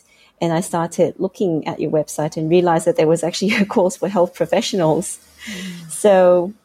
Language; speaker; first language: English; non-native, local second language; Cantonese